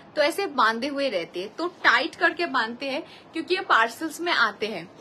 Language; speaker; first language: Hindi; non-native, local second language; Bangla